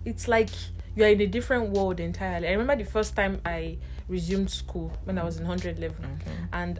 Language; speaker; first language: English; non-native, local second language; Igbo